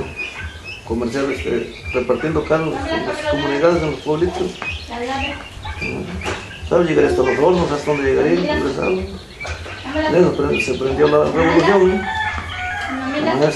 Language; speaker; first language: Spanish; native; Spanish